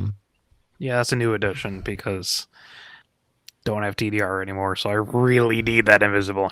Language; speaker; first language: English; native; English